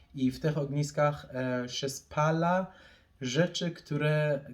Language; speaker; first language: Polish; non-native, fluent; Persian